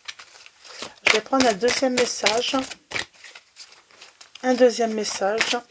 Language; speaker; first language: French; native; French